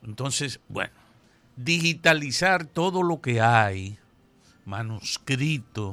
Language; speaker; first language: Spanish; native; Spanish